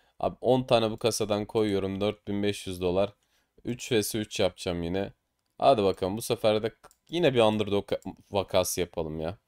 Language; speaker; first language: Turkish; native; Turkish